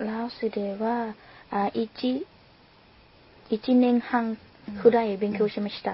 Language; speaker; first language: Japanese; non-native, learner; Lao